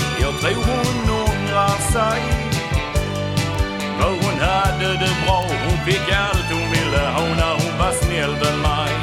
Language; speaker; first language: Swedish; native; Swedish